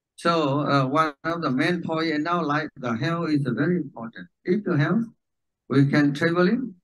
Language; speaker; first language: English; non-native, learner; Vietnamese